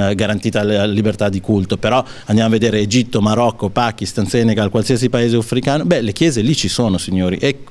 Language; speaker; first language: Italian; non-native, fluent; Urdu